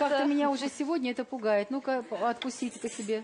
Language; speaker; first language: Russian; native; Russian